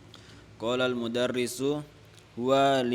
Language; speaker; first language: Arabic; non-native, learner; Indonesian